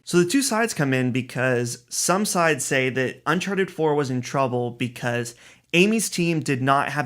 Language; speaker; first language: English; native; English